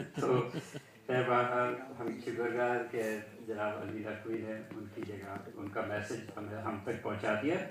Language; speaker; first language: Urdu; early bilingual, heritage; Urdu